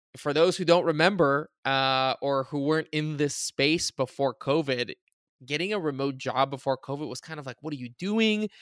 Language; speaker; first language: English; early bilingual, other home language; Bulgarian